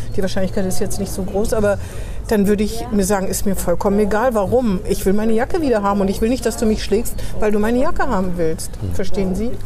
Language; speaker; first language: German; native; German